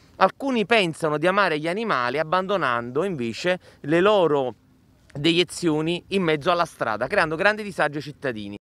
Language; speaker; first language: Italian; native; Italian